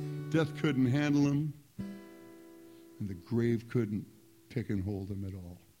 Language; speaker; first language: English; native; English